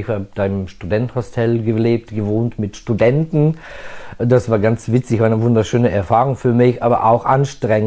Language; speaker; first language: German; non-native, fluent; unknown